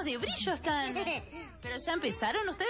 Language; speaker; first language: Spanish; native; Spanish